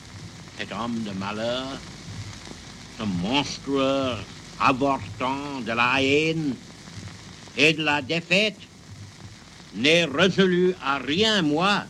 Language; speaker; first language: French; non-native, fluent; English